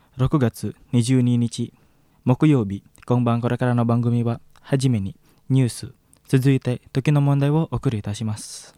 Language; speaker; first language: Japanese; non-native, fluent; Indonesian